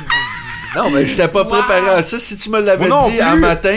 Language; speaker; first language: French; native; French